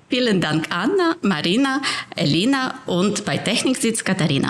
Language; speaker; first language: German; non-native, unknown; Ukrainian